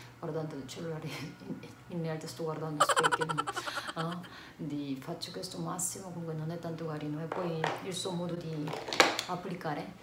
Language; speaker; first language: Italian; non-native, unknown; Korean